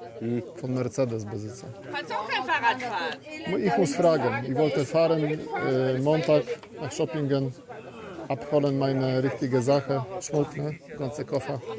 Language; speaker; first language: German; non-native, learner; Polish